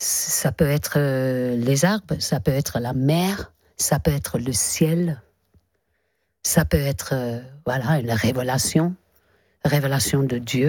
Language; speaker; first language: French; non-native, fluent; English